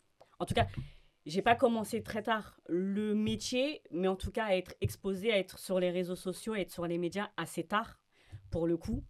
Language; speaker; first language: French; early bilingual, other home language; Fula